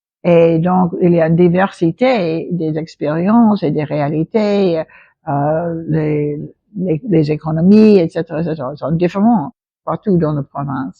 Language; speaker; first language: French; non-native, local second language; English